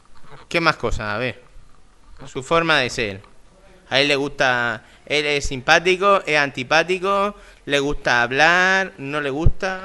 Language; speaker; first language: Spanish; native; Spanish